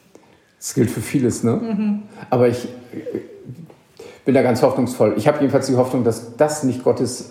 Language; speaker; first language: German; native; German